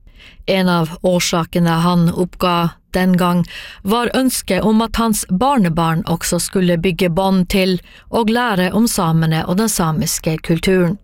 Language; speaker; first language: Norwegian; native; Norwegian